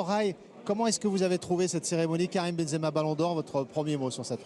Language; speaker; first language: French; native; French